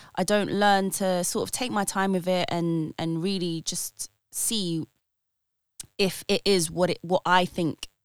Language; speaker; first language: English; native; English